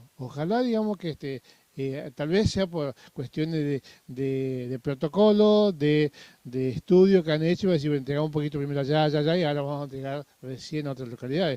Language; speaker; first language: Spanish; native; Spanish